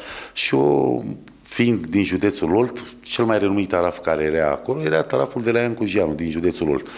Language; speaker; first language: Romanian; native; Romanian